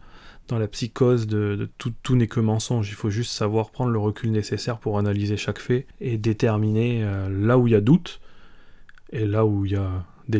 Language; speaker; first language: French; native; French